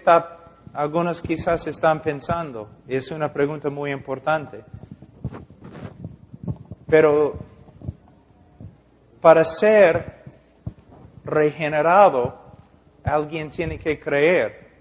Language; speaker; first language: Spanish; non-native, fluent; English